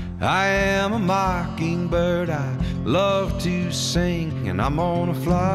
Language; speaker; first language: English; native; English